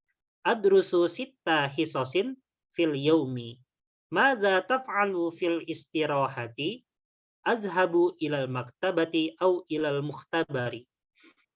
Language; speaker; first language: Arabic; non-native, fluent; Indonesian